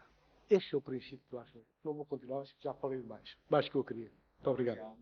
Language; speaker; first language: Portuguese; non-native, local second language; Upper Guinea Crioulo